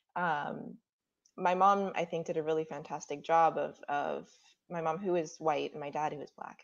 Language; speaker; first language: English; native; English